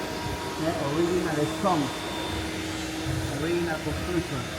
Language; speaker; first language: English; non-native, learner; Spanish